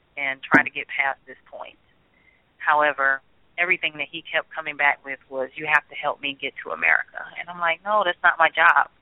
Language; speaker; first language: English; native; English